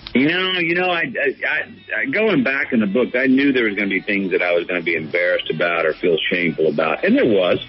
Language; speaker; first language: English; native; English